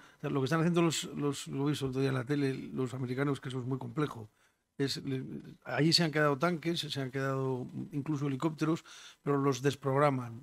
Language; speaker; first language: Spanish; native; Spanish